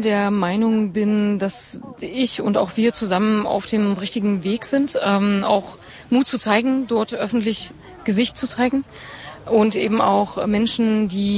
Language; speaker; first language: German; native; German